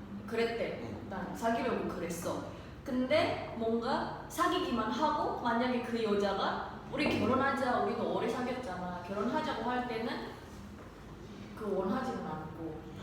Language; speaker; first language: Korean; non-native, learner; Indonesian